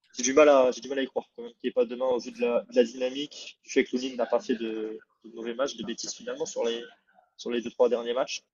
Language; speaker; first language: French; native; French